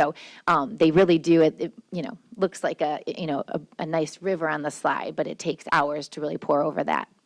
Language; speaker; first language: English; native; English